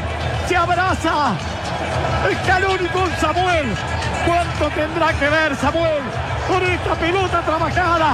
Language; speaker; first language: Spanish; native; Spanish